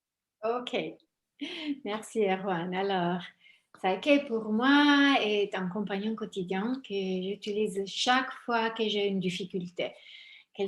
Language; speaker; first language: French; non-native, fluent; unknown